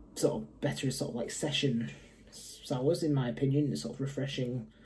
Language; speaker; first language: English; native; English